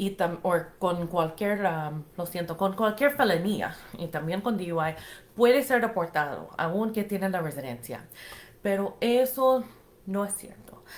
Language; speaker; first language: Spanish; non-native, fluent; English